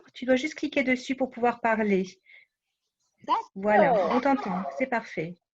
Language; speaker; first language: French; native; French